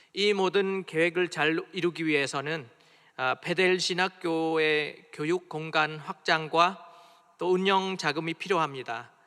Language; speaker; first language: Korean; non-native, fluent; Vietnamese